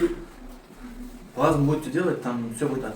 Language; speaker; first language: Russian; non-native, learner; Tajik